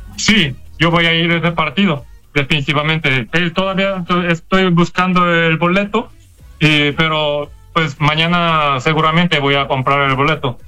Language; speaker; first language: Spanish; non-native, learner; Korean